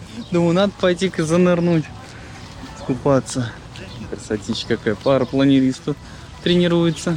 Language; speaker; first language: Russian; native; Russian